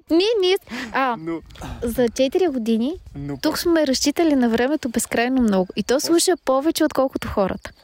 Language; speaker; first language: Bulgarian; native; Bulgarian